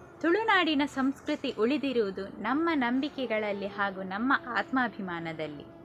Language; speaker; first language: Kannada; non-native, local second language; Tulu